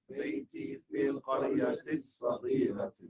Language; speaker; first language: Arabic; non-native, learner; English